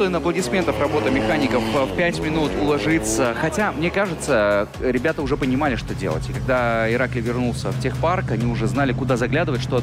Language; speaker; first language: Russian; native; Russian